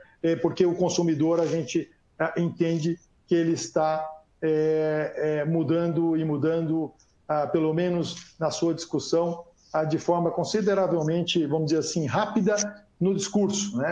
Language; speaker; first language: Portuguese; native; Portuguese